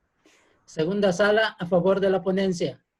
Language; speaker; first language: Spanish; native; Spanish